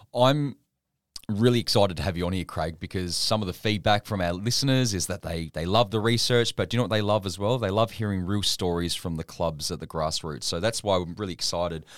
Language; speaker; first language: English; native; English